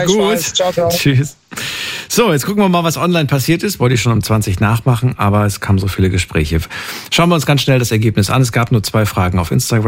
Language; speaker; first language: German; native; German